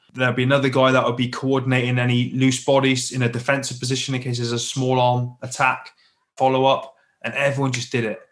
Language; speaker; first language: English; native; English